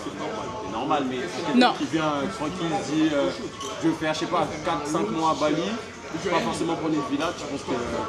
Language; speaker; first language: French; native; French